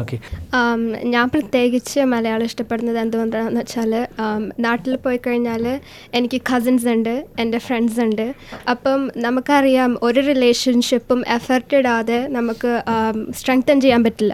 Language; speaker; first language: Malayalam; early bilingual, heritage; Malayalam